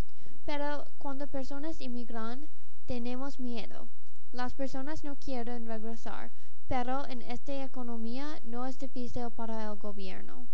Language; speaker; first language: Spanish; non-native, learner; English